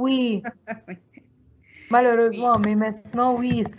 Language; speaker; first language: French; non-native, learner; Arabic